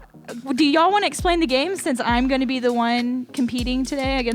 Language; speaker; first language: English; native; English